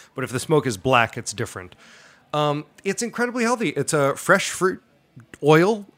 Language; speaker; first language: English; native; English